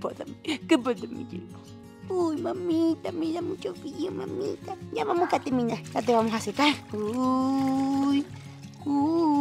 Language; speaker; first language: Spanish; native; Spanish